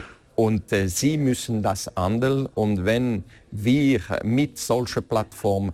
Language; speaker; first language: German; non-native, fluent; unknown